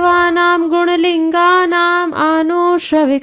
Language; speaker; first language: Hindi; native; Hindi